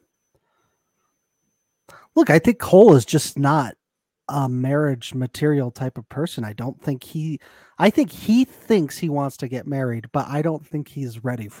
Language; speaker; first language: English; native; English